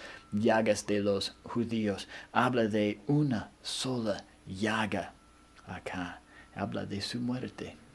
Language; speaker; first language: Spanish; non-native, fluent; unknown